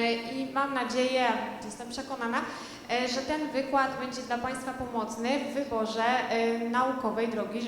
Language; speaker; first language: Polish; native; Polish